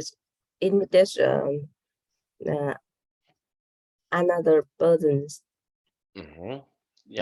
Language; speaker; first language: English; non-native, learner; Vietnamese